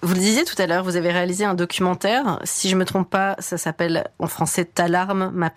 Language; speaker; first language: French; native; French